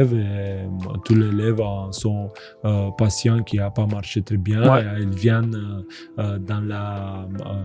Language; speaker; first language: French; non-native, fluent; Romanian